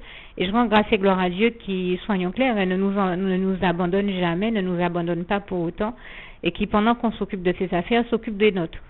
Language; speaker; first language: French; native; French